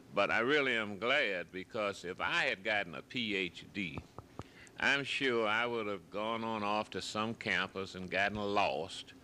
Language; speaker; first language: English; native; English